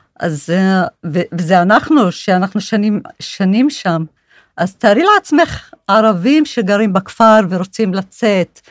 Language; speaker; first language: Hebrew; non-native, local second language; Arabic